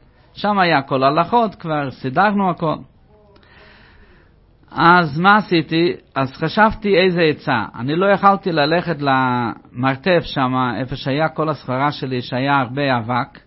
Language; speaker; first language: Hebrew; non-native, fluent; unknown